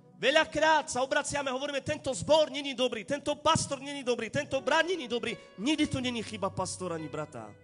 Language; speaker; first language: Slovak; non-native, local second language; Romany